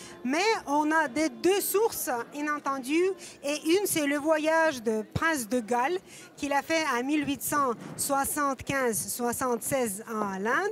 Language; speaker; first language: French; non-native, fluent; Russian